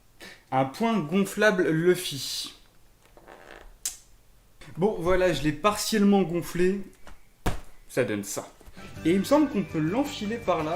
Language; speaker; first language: French; native; French